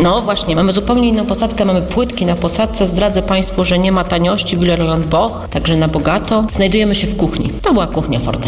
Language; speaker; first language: Polish; native; Polish